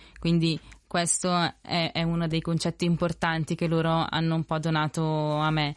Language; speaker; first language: Italian; early bilingual, other home language; Spanish